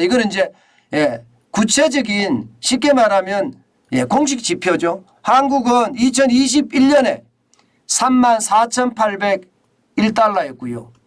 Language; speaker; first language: Korean; native; Korean